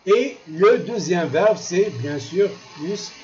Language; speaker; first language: French; non-native, local second language; Arabic